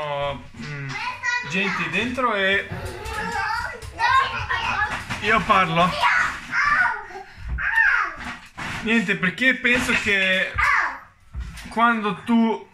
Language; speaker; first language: Italian; non-native, learner; Russian